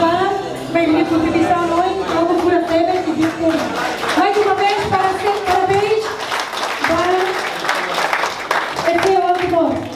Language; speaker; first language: Portuguese; non-native, learner; Tetum